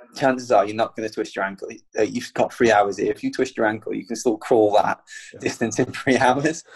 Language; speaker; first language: English; native; English